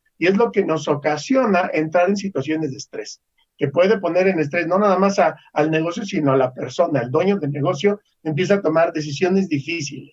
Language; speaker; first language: Spanish; native; Spanish